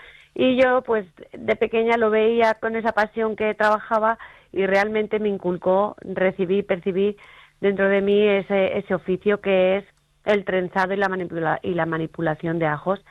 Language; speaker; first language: Spanish; native; Spanish